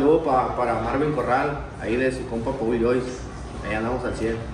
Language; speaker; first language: Spanish; native; Spanish